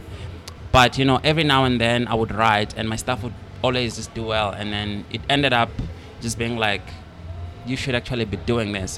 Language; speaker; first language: English; non-native, local second language; Swati